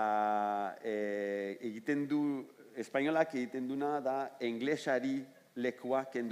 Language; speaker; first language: Basque; non-native, fluent; French